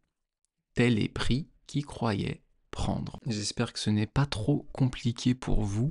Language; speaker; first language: French; native; French